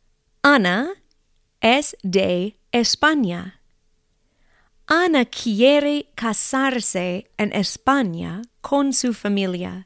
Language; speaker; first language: Spanish; non-native, fluent; English